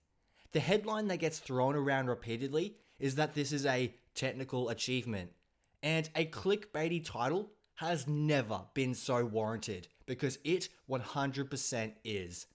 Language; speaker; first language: English; native; English